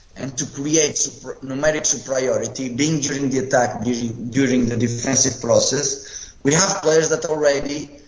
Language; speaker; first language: English; non-native, fluent; Portuguese